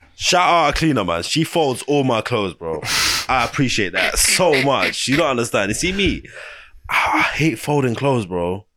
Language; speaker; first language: English; non-native, local second language; Arabic